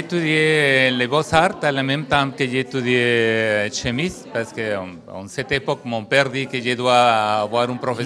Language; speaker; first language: French; non-native, learner; Spanish